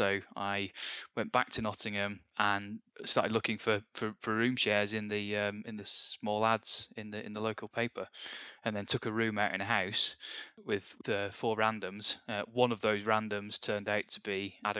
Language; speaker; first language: English; native; English